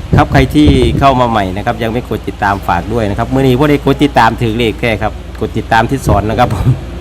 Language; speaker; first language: Thai; native; Thai